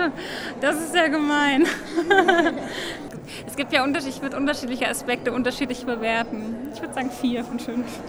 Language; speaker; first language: German; native; German